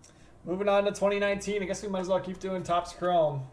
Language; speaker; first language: English; native; English